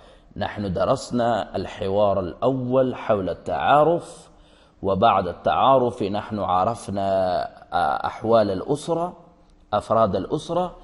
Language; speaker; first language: Arabic; non-native, fluent; Urdu